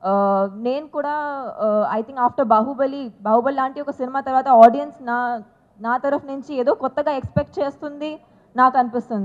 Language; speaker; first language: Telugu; non-native, fluent; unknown